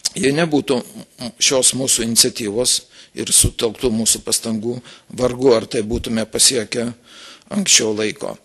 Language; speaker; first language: Lithuanian; native; Lithuanian